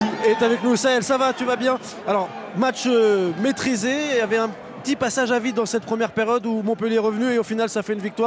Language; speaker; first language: French; native; French